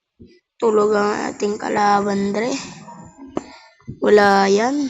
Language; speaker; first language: Filipino; native; Filipino